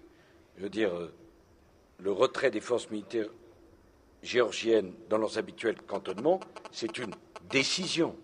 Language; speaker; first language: French; native; French